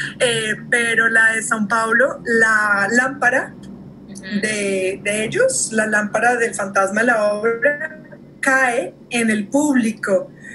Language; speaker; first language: Spanish; early bilingual, heritage; Spanish